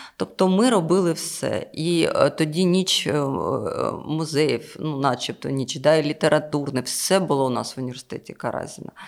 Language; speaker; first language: Ukrainian; non-native, local second language; Russian